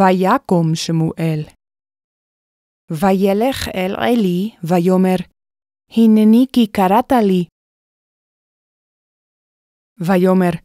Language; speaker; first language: Hebrew; non-native, fluent; English